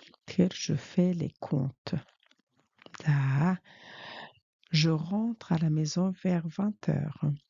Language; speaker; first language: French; non-native, fluent; Mongolian